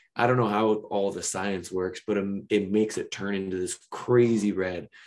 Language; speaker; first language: English; native; English